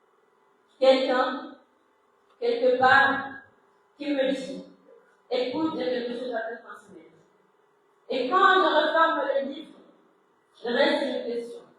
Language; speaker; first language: French; non-native, local second language; Comorian